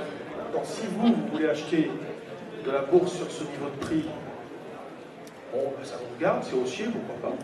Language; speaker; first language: French; native; French